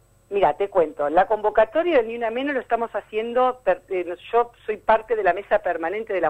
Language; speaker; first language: Spanish; native; Spanish